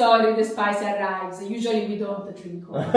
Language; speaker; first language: English; non-native, learner; Italian